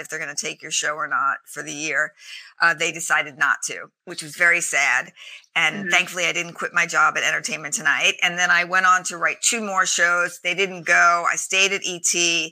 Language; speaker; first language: English; native; English